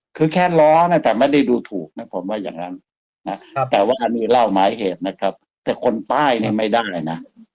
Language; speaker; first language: Thai; native; Thai